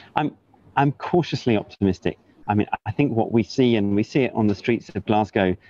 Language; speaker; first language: English; native; English